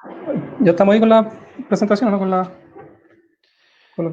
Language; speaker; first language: Spanish; native; Spanish